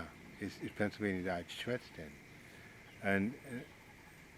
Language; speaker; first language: German; early bilingual, heritage; Pennsylvania German